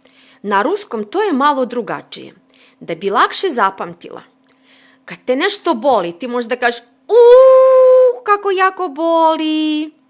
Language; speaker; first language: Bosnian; non-native, fluent; Russian